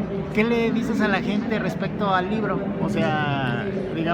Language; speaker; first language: Spanish; native; Spanish